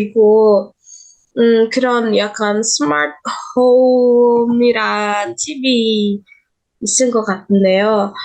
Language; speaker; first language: Korean; non-native, learner; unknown